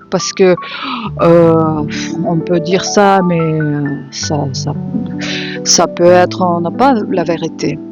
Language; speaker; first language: French; non-native, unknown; Ukrainian